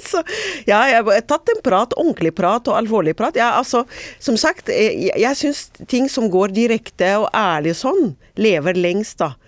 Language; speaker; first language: Norwegian; non-native, fluent; Arabic